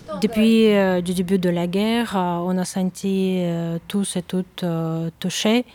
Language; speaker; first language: French; non-native, fluent; Ukrainian